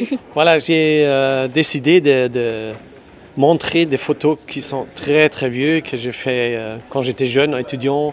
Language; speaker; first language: French; non-native, local second language; Luxembourgish